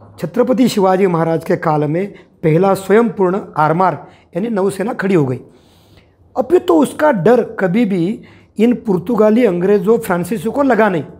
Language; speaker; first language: Hindi; non-native, local second language; Marathi